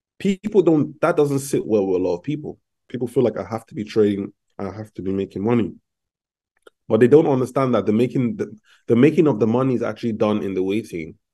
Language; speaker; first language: English; non-native, local second language; Yoruba